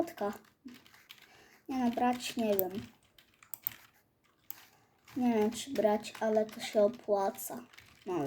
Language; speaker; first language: Polish; native; Polish